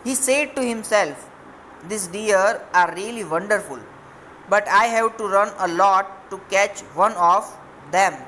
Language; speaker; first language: English; non-native, local second language; Gujarati